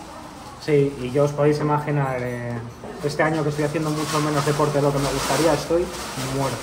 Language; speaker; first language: Spanish; native; Spanish